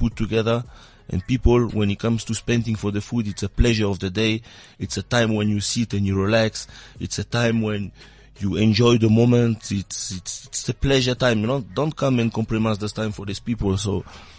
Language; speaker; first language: English; non-native, fluent; French